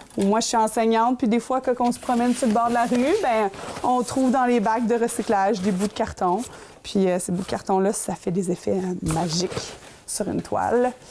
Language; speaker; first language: French; native; French